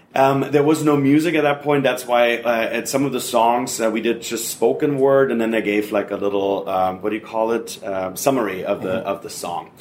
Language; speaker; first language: English; non-native, fluent; German